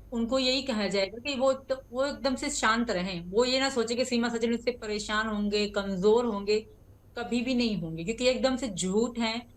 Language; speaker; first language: Urdu; non-native, local second language; Sindhi